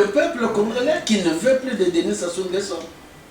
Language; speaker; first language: French; non-native, local second language; Lingala